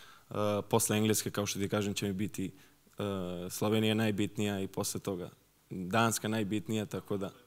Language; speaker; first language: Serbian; early bilingual, heritage; Serbian